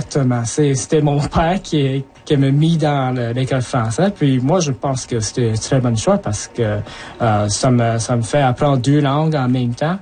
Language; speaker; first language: French; early bilingual, other home language; Japanese